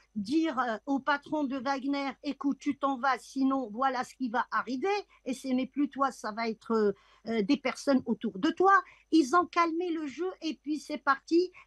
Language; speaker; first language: French; non-native, local second language; Arabic